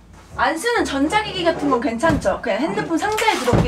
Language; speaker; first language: Korean; native; Korean